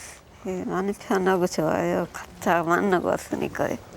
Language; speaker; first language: Korean; non-native, learner; Sinhala